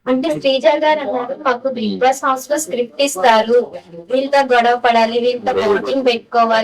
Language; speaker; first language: Telugu; native; Telugu